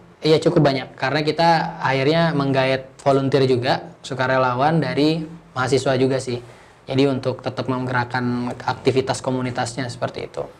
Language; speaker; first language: Indonesian; native; Indonesian